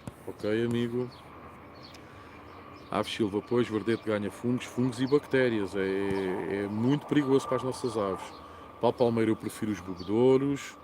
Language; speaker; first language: Portuguese; native; Portuguese